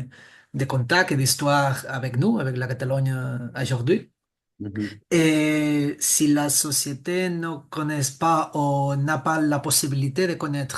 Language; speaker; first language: French; non-native, fluent; Catalan